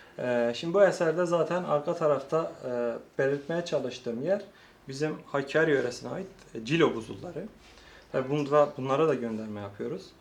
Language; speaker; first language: Turkish; non-native, local second language; Kurdish